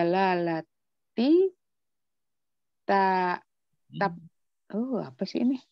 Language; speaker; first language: Indonesian; native; Indonesian